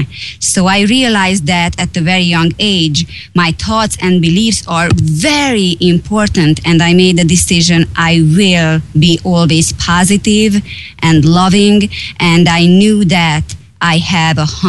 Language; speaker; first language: English; non-native, fluent; Hungarian